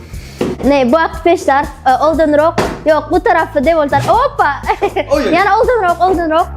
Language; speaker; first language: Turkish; non-native, learner; Uzbek